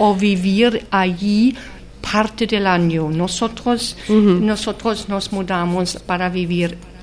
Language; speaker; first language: Spanish; non-native, fluent; German